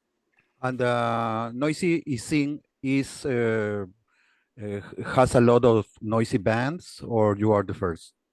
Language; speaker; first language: English; non-native, learner; Spanish